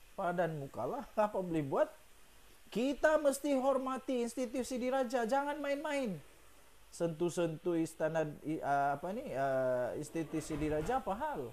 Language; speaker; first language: Malay; native; Malay